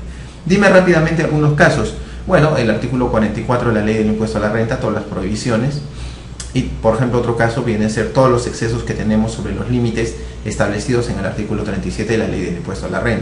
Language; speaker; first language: Spanish; native; Spanish